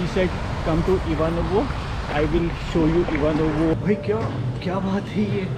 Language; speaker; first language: English; non-native, local second language; Hindi